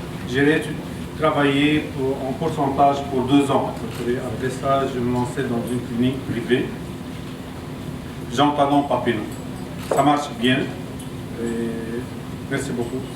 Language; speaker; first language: French; non-native, local second language; Arabic